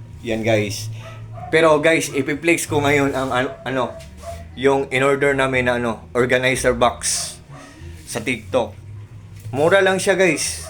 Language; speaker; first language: Filipino; non-native, local second language; Cebuano